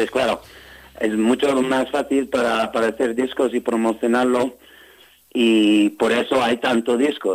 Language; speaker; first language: Spanish; non-native, learner; English